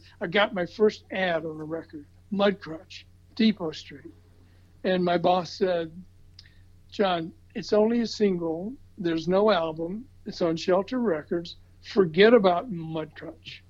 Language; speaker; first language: English; native; English